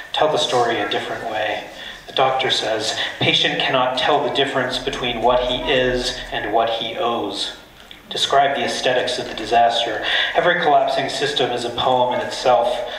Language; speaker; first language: English; native; English